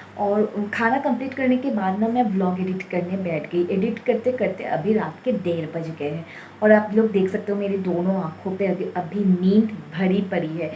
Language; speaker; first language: Hindi; non-native, local second language; Bangla